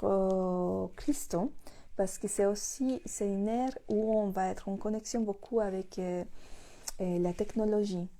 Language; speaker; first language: French; non-native, fluent; Spanish